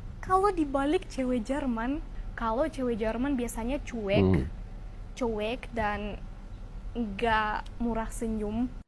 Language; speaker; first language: Indonesian; non-native, fluent; German